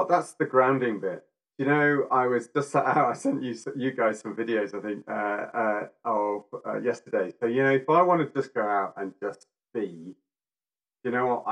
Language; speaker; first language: English; native; English